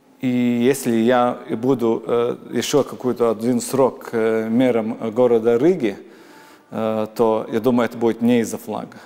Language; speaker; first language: Russian; non-native, local second language; Latvian